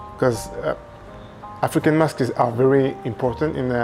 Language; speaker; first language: English; non-native, fluent; French